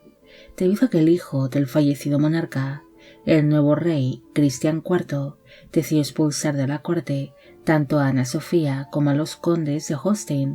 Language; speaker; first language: Spanish; native; Spanish